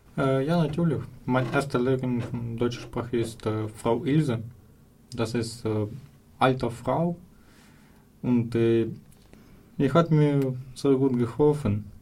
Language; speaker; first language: German; non-native, learner; Ukrainian